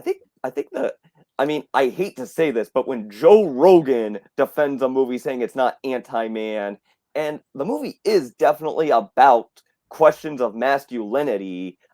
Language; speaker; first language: English; native; English